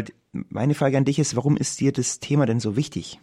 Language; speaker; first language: German; native; German